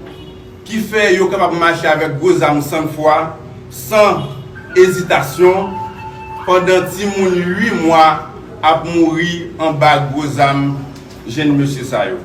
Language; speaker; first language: Haitian Creole; native; Haitian Creole